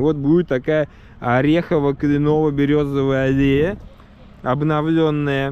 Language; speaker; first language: Russian; native; Russian